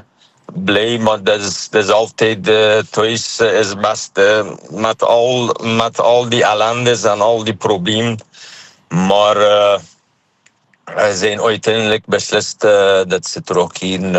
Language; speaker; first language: Dutch; non-native, fluent; Persian